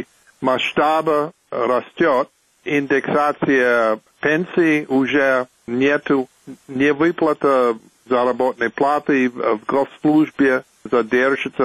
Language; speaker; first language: Russian; non-native, fluent; English